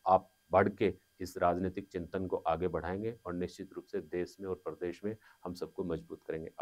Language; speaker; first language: Hindi; native; Hindi